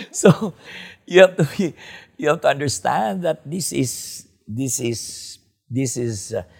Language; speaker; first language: English; non-native, local second language; Hiligaynon